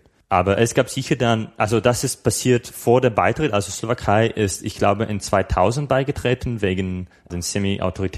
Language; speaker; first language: German; non-native, fluent; Slovak